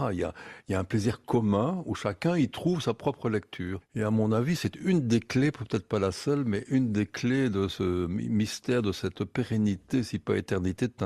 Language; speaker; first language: French; native; French